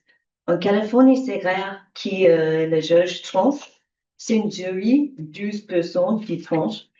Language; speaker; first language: French; non-native, learner; English